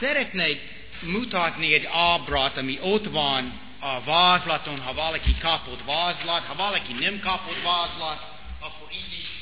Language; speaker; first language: Hungarian; non-native, fluent; English